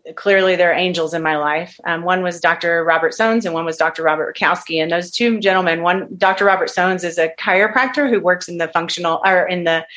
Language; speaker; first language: English; native; English